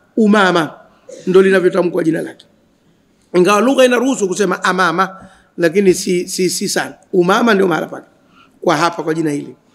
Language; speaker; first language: Swahili; native; Swahili